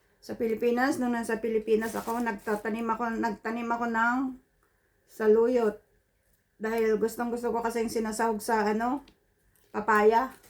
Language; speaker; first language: Filipino; non-native, local second language; Iloko